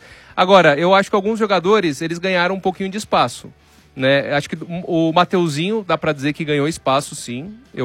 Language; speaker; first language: Portuguese; native; Portuguese